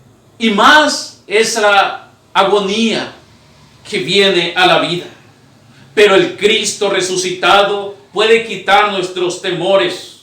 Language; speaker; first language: Spanish; native; Spanish